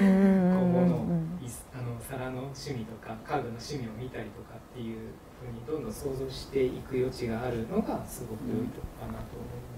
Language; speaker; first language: Japanese; native; Japanese